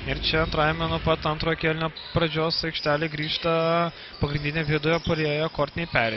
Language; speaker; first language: Lithuanian; native; Lithuanian